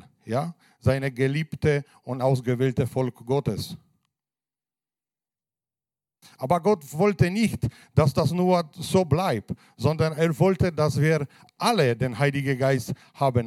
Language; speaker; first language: German; non-native, fluent; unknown